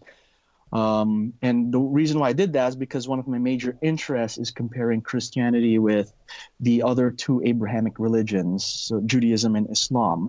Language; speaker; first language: English; non-native, local second language; Filipino